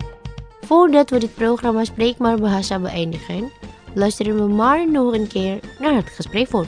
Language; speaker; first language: Dutch; non-native, learner; Indonesian